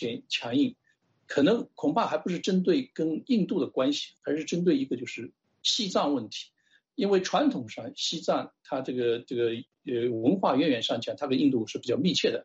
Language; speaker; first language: Chinese; native; Chinese